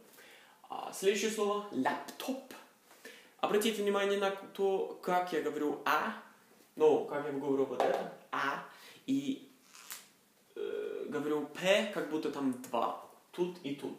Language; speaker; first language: Russian; non-native, fluent; Norwegian